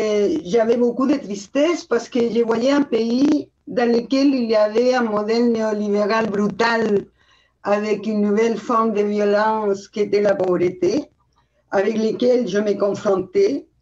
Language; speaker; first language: French; non-native, fluent; Spanish